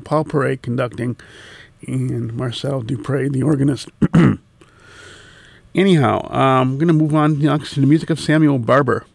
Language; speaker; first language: English; native; English